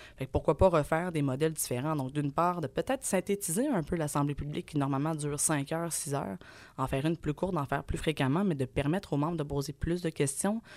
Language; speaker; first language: French; native; French